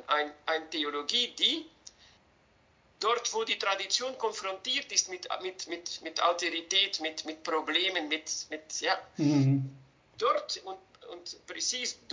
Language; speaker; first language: German; non-native, fluent; Dutch